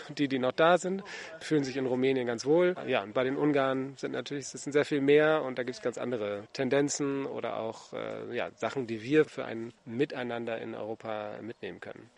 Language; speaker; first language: German; native; German